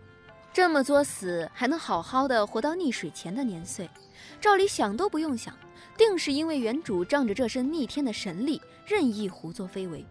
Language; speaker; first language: Chinese; native; Chinese